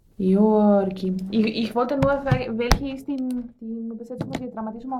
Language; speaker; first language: German; non-native, fluent; Greek